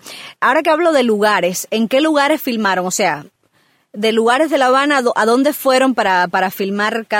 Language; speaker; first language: Spanish; native; Spanish